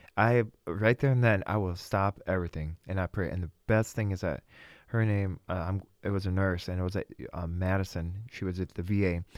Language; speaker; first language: English; early bilingual, other home language; Russian